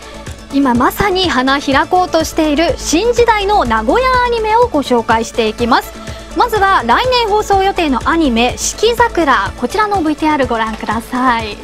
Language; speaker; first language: Japanese; native; Japanese